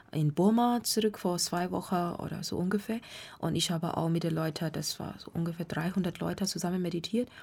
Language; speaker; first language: German; non-native, learner; Burmese